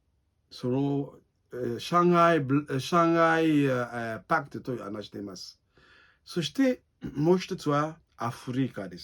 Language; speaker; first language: Japanese; non-native, learner; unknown